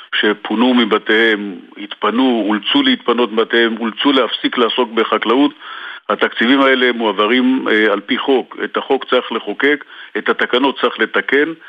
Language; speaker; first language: Hebrew; native; Hebrew